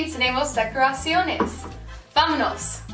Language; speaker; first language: Spanish; non-native, learner; English